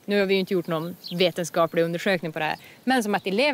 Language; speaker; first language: Swedish; native; Swedish